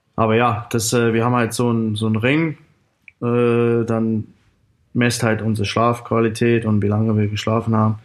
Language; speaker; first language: German; non-native, fluent; English